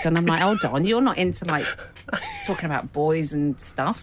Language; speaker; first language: English; native; English